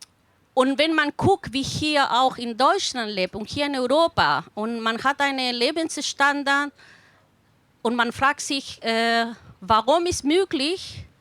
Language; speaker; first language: German; non-native, fluent; Spanish